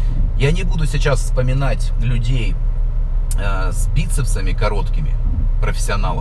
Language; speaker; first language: Russian; native; Russian